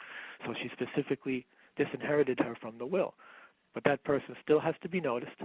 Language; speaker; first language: English; native; English